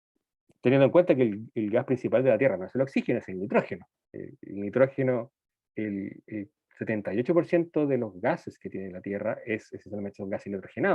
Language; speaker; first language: Spanish; native; Spanish